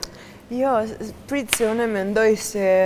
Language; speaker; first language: Albanian; non-native, learner; Romanian